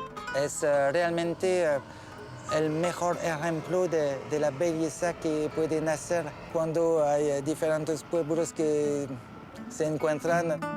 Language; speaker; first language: Spanish; non-native, learner; French